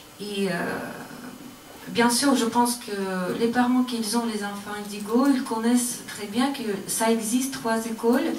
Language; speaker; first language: French; non-native, learner; Russian